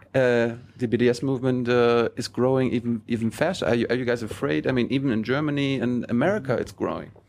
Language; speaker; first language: English; non-native, fluent; German